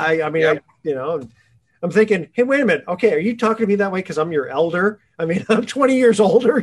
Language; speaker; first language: English; native; English